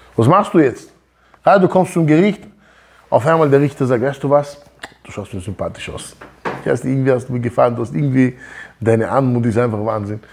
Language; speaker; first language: German; early bilingual, other home language; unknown